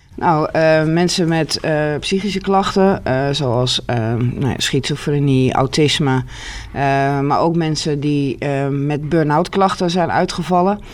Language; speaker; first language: Dutch; native; Dutch